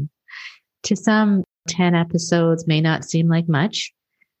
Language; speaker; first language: English; native; English